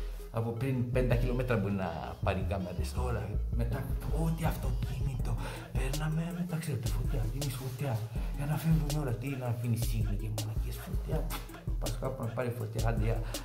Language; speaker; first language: Greek; non-native, fluent; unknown